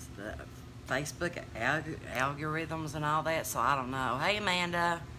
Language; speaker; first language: English; native; English